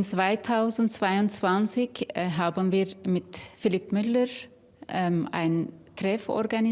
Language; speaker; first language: German; non-native, fluent; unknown